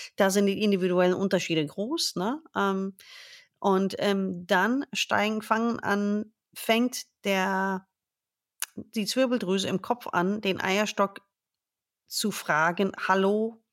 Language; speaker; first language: German; non-native, fluent; English